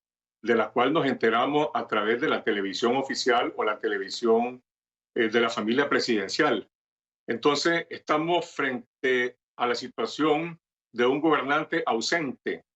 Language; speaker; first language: Spanish; native; Spanish